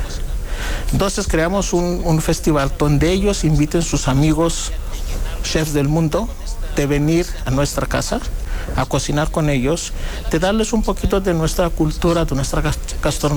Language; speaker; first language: Spanish; non-native, fluent; Greek